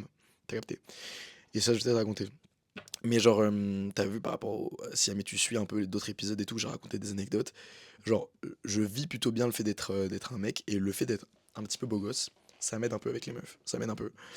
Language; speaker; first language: French; native; French